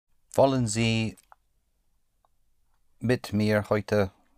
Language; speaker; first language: German; non-native, learner; English